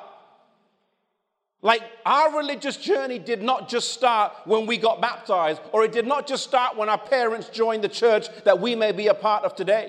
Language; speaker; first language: English; native; English